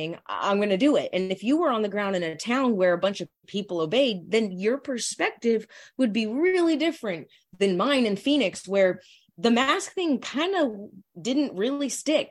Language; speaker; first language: English; native; English